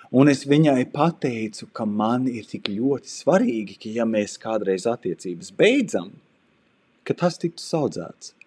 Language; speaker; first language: Latvian; early bilingual, heritage; Latvian